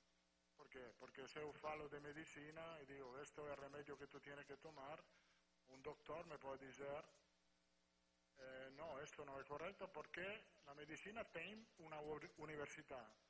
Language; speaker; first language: Portuguese; non-native, fluent; Spanish